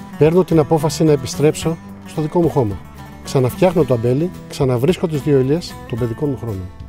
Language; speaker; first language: Greek; native; Greek